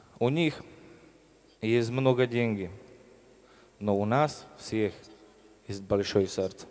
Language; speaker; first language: Russian; non-native, learner; Slovak